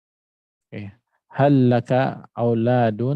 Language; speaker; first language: Arabic; non-native, fluent; Filipino